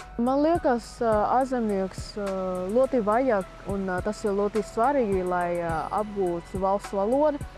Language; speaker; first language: Latvian; early bilingual, other home language; Vietnamese